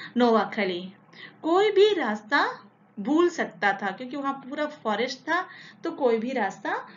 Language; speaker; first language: Hindi; non-native, local second language; Telugu